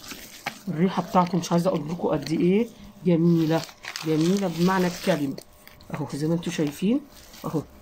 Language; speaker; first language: Arabic; native; Arabic